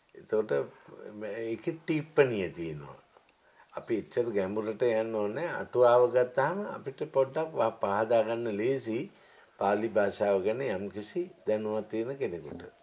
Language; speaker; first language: Sinhala; native; Sinhala